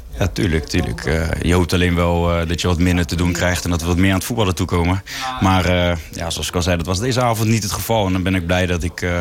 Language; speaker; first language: Dutch; native; Dutch